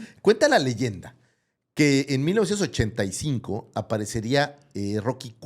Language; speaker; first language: Spanish; native; Spanish